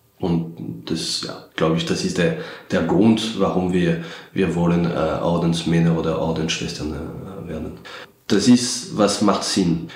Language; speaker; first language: German; non-native, fluent; French